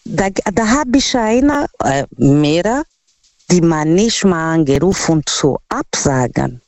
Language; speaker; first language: German; non-native, learner; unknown